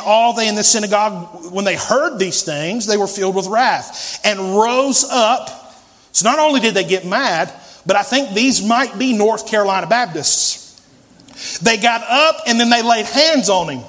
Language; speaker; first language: English; native; English